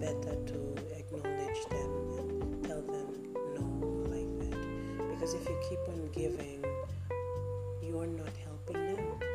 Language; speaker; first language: English; non-native, fluent; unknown